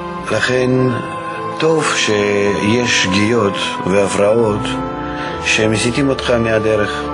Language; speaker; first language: Hebrew; non-native, fluent; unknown